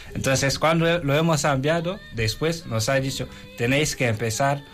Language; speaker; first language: Spanish; non-native, fluent; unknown